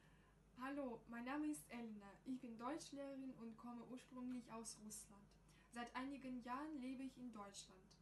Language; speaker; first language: German; non-native, fluent; Russian